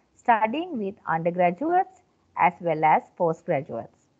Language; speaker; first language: English; non-native, local second language; Sinhala